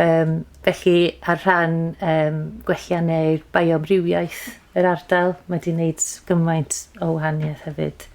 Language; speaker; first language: Welsh; native; Welsh